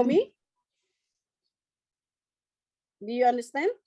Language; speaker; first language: English; non-native, local second language; Indonesian